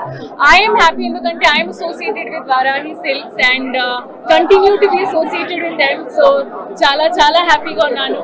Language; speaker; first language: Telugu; non-native, learner; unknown